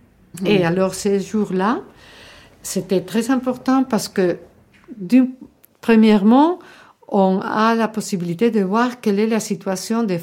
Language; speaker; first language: French; non-native, fluent; Spanish